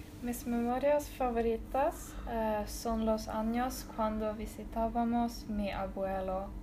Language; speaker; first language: Spanish; non-native, learner; Norwegian